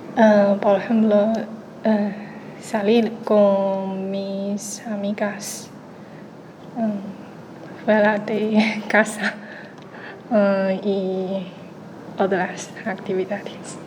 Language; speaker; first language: Spanish; non-native, learner; Chinese